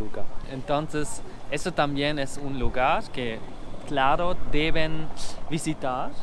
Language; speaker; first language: Spanish; non-native, learner; German